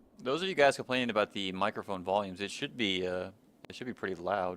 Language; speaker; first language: English; native; English